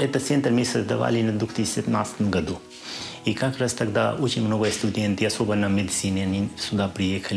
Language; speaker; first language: Russian; non-native, fluent; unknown